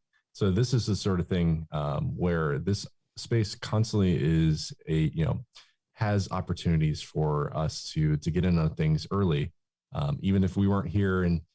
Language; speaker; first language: English; native; English